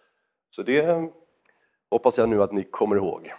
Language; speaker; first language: Swedish; native; Swedish